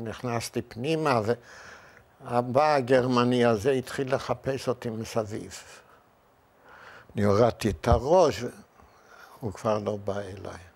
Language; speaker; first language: Hebrew; non-native, fluent; Yiddish